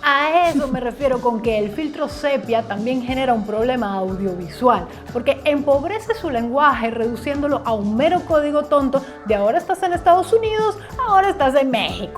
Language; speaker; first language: Spanish; native; Spanish